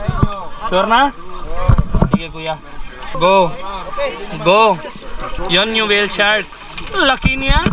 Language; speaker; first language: Filipino; non-native, learner; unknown